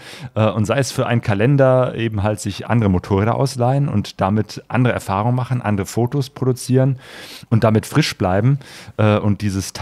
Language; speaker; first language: German; native; German